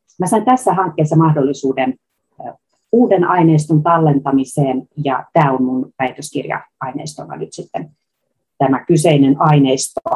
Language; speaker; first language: Finnish; native; Finnish